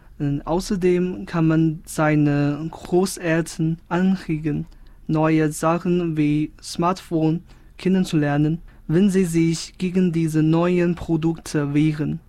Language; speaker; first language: German; non-native, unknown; Chinese